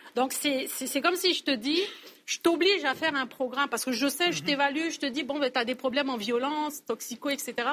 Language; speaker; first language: French; native; French